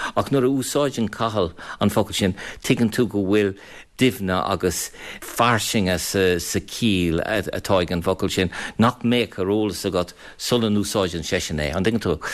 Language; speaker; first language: Irish; non-native, fluent; English